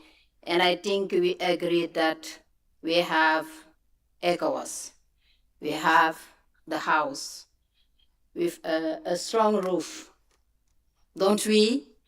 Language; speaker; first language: English; non-native, fluent; French